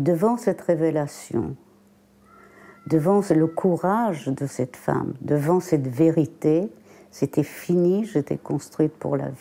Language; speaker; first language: French; early bilingual, other home language; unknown